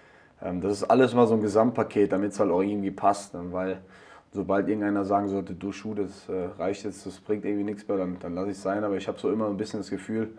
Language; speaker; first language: German; native; German